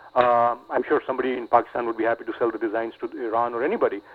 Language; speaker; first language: English; non-native, local second language; Urdu